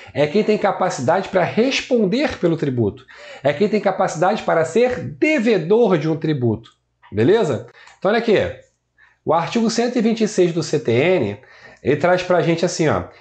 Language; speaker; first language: Portuguese; native; Portuguese